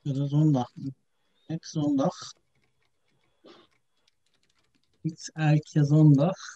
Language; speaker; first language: Dutch; non-native, learner; Turkish